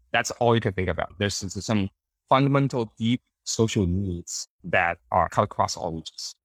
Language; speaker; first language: English; early bilingual, other home language; Chinese